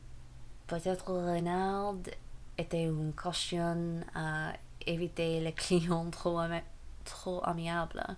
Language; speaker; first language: French; non-native, learner; English